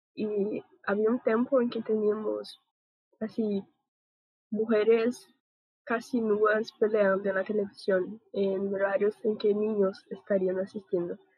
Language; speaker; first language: Spanish; non-native, learner; Portuguese